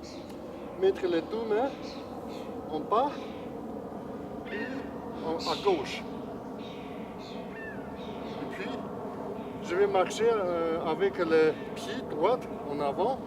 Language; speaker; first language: French; non-native, fluent; Chinese